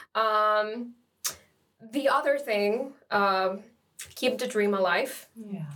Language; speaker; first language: English; non-native, fluent; Spanish